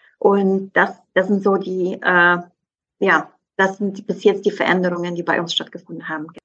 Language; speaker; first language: German; non-native, fluent; Polish